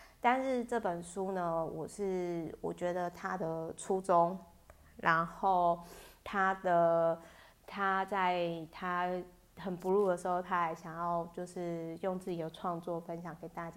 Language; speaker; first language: Chinese; native; Chinese